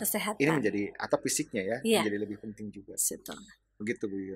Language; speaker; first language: Indonesian; native; Indonesian